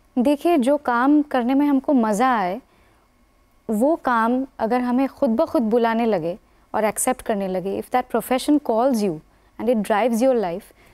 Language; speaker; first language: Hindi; non-native, local second language; Bangla